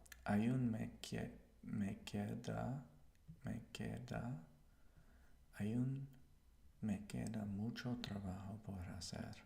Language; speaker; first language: Spanish; non-native, learner; English